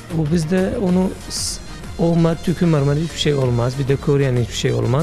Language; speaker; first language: Turkish; non-native, learner; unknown